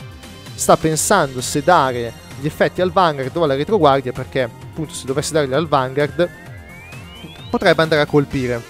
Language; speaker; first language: Italian; native; Italian